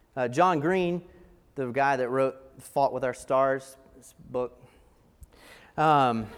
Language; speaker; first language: English; native; English